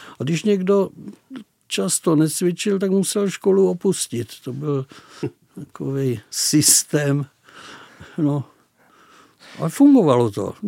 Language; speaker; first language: Czech; non-native, local second language; Slovak